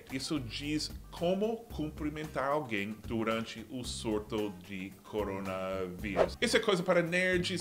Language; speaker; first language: Portuguese; non-native, fluent; English